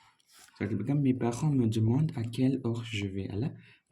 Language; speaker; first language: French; non-native, fluent; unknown